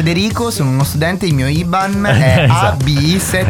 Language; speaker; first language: Italian; native; Italian